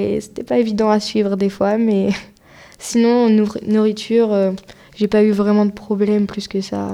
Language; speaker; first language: French; native; French